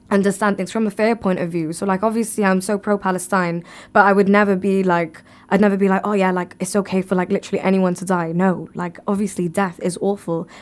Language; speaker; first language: English; native; English